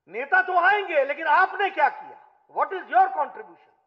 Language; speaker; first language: Hindi; native; Hindi